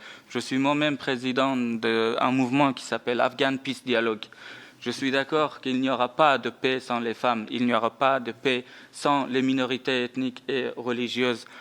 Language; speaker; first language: French; non-native, fluent; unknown